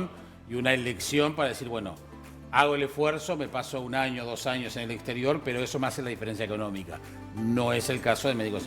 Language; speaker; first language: Spanish; native; Spanish